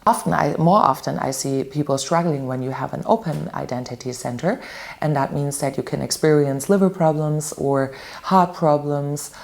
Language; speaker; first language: English; non-native, fluent; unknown